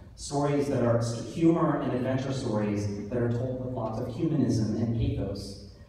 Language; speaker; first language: English; native; English